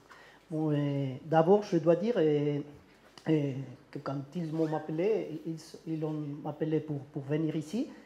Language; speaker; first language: French; non-native, learner; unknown